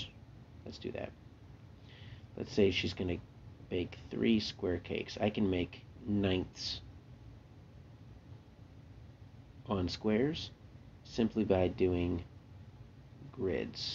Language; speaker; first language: English; native; English